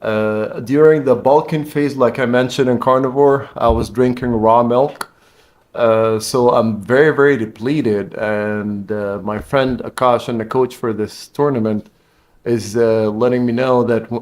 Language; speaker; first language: English; non-native, fluent; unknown